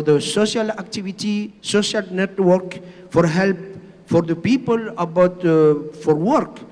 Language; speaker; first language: English; non-native, learner; Spanish